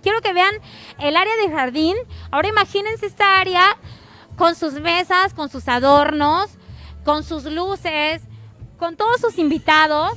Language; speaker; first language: Spanish; native; Spanish